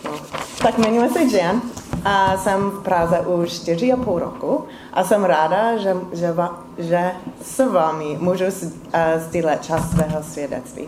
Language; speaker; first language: Czech; non-native, fluent; English